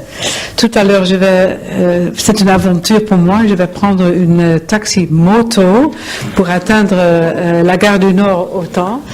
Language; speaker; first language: French; non-native, fluent; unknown